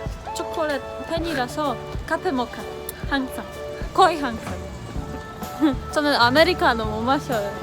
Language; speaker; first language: Korean; non-native, fluent; Polish